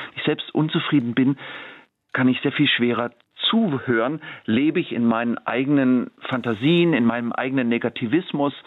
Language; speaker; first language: German; native; German